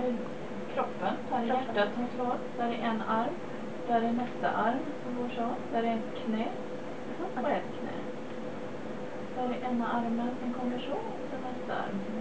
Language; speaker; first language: Swedish; native; Swedish